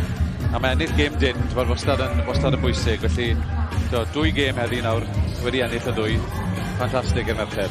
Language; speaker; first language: Welsh; native; Welsh